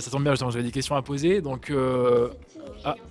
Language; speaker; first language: French; native; French